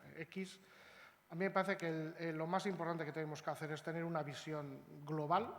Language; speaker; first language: Spanish; native; Spanish